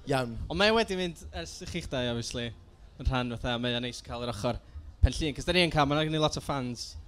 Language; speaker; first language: Welsh; native; Welsh